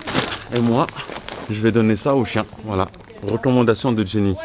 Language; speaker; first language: French; native; French